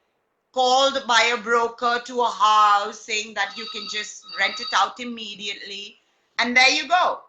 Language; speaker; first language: English; non-native, local second language; Hindi